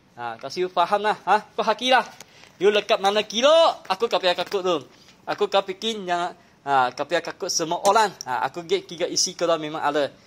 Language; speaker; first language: Malay; non-native, local second language; Chinese